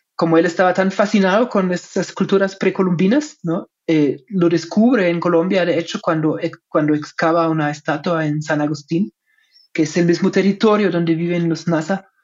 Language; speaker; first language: Spanish; non-native, fluent; German